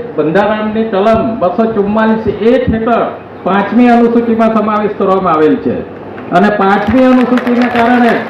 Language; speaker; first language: Gujarati; non-native, local second language; Vasavi